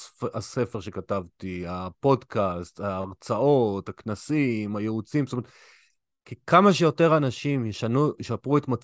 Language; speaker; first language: Hebrew; native; Hebrew